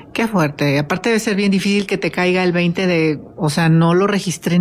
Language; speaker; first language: Spanish; native; Spanish